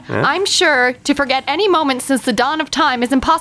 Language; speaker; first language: English; native; English